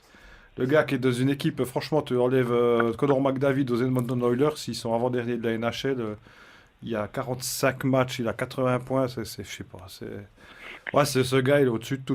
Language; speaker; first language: French; native; French